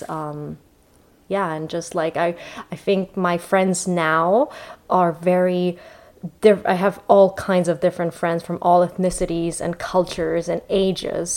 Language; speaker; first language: English; non-native, fluent; German